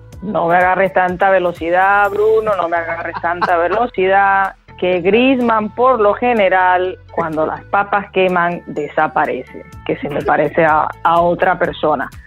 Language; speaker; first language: Spanish; native; Spanish